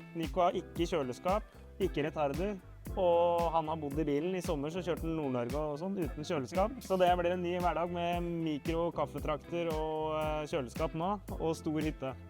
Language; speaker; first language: Norwegian; native; Norwegian